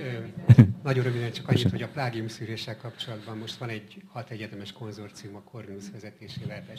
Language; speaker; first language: Hungarian; native; Hungarian